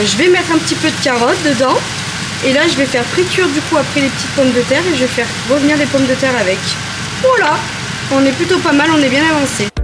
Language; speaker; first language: French; native; French